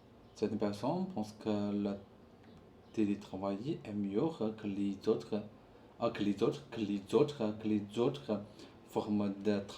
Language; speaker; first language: French; non-native, learner; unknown